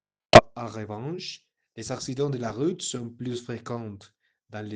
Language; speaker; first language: French; non-native, learner; Spanish